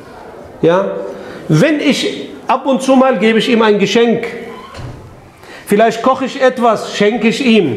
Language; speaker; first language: German; non-native, fluent; Arabic